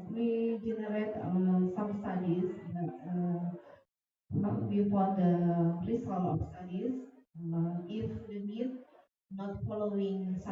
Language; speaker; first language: English; non-native, learner; Indonesian